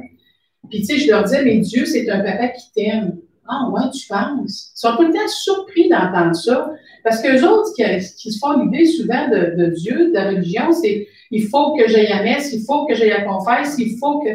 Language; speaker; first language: French; native; French